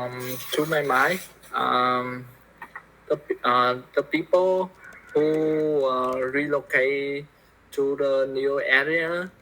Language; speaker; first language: English; non-native, learner; Vietnamese